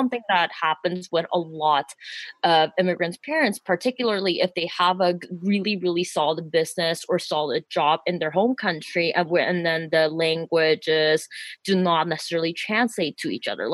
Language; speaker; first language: English; native; English